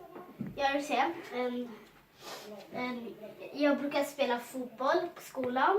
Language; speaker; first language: Swedish; early bilingual, other home language; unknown